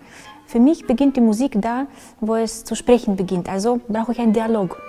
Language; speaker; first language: German; non-native, fluent; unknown